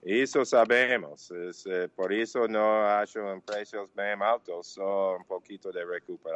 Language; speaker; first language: Portuguese; non-native, fluent; English